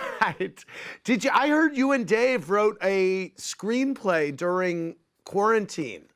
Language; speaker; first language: English; native; English